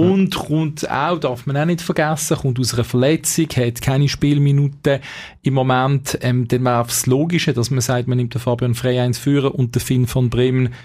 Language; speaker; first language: German; native; German